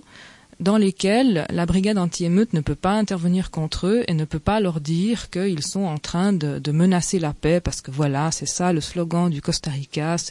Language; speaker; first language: French; native; French